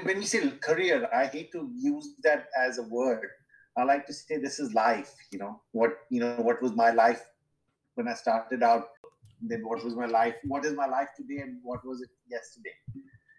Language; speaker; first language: English; non-native, local second language; Sindhi